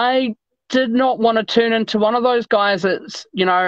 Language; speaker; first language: English; native; English